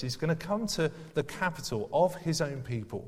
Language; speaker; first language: English; native; English